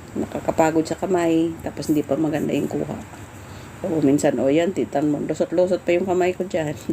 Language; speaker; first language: Filipino; native; Filipino